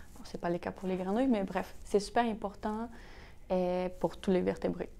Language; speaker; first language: French; non-native, fluent; Portuguese